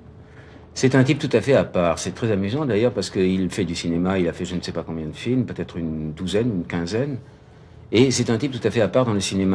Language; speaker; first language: French; native; French